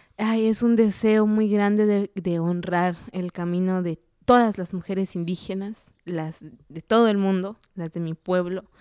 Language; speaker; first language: Spanish; non-native, local second language; Kaqchikel